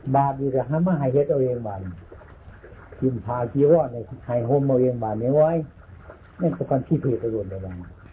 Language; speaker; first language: Thai; native; Thai